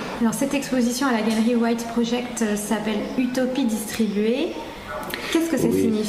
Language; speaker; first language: French; native; French